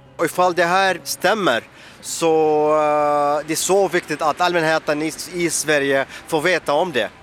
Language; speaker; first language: Swedish; non-native, fluent; Arabic